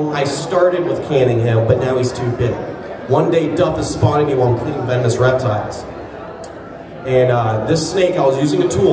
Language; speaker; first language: English; native; English